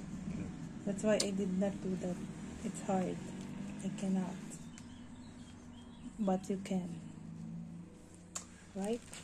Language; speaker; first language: English; non-native, fluent; Filipino